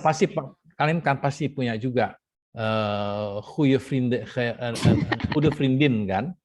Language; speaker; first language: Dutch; non-native, fluent; Indonesian